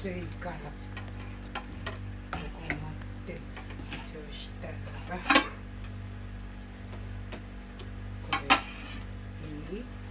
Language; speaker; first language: Japanese; native; Japanese